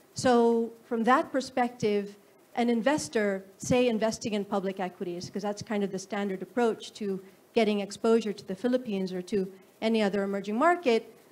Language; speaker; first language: English; non-native, local second language; Filipino